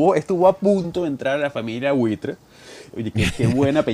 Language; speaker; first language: Spanish; native; Spanish